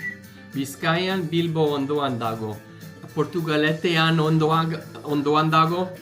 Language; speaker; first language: Basque; non-native, learner; English